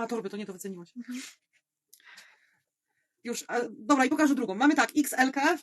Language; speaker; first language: Polish; native; Polish